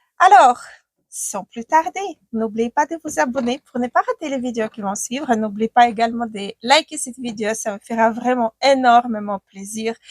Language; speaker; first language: French; non-native, fluent; Ukrainian